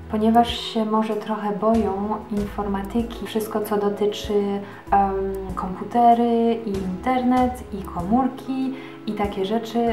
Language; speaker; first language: Polish; early bilingual, heritage; Polish